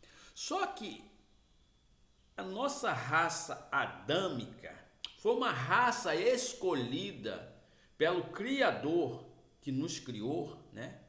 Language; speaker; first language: Portuguese; native; Portuguese